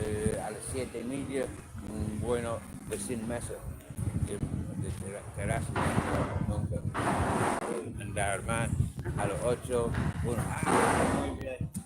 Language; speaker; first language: Spanish; non-native, learner; English